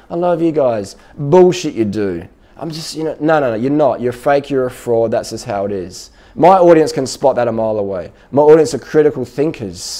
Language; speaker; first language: English; native; English